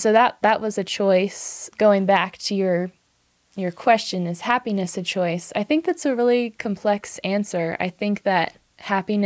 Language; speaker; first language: English; native; English